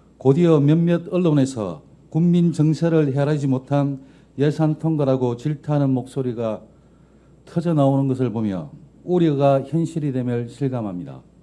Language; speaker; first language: Korean; native; Korean